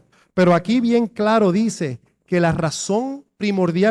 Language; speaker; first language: Spanish; native; Spanish